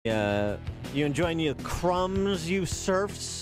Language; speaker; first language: English; native; English